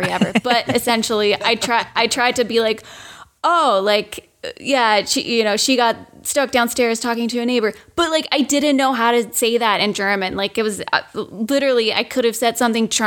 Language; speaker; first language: English; non-native, fluent; German